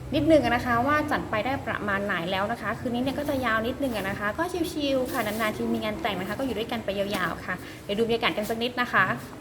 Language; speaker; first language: Thai; non-native, local second language; Karen languages